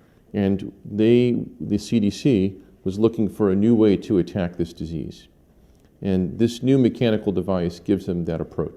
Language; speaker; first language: English; native; English